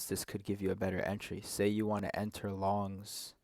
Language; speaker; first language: English; native; English